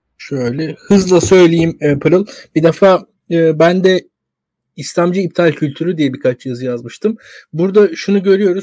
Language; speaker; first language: Turkish; native; Turkish